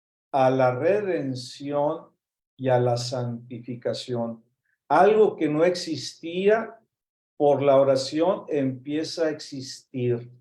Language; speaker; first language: Spanish; native; Spanish